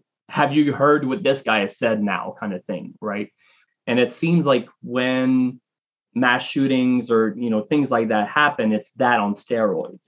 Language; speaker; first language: English; native; English